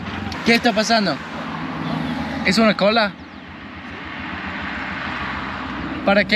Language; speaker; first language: Spanish; non-native, learner; English